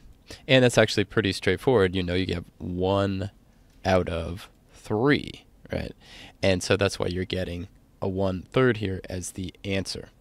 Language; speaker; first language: English; native; English